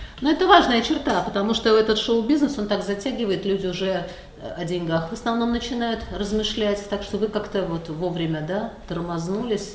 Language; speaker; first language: Russian; native; Russian